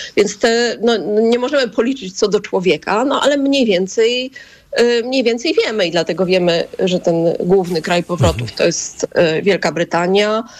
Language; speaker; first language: Polish; native; Polish